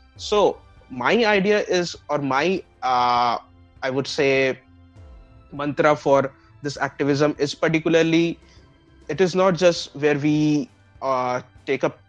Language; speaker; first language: English; non-native, local second language; Bangla